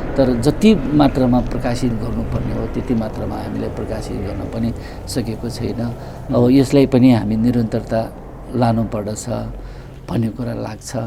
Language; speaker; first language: Nepali; non-native, local second language; Newari